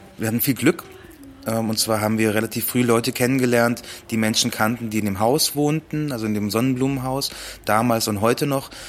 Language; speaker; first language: German; early bilingual, other home language; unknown